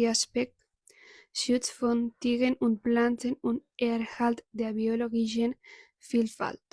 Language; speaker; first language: German; non-native, learner; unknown